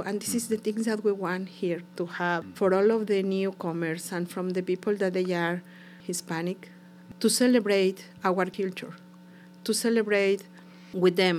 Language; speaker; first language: English; non-native, learner; Spanish